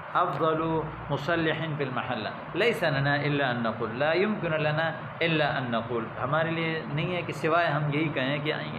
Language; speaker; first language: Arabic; non-native, fluent; Urdu